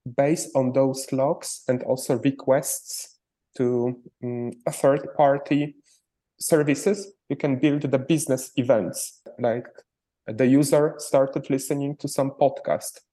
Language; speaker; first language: English; non-native, fluent; Polish